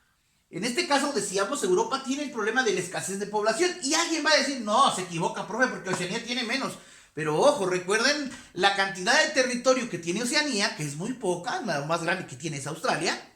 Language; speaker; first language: Spanish; native; Spanish